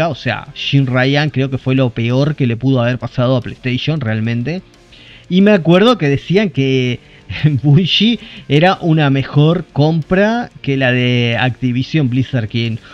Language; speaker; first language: Spanish; native; Spanish